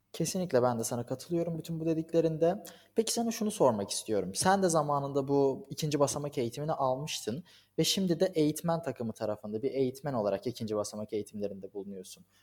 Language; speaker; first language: Turkish; native; Turkish